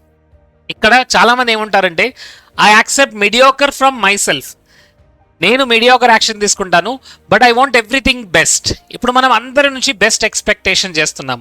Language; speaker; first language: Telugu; native; Telugu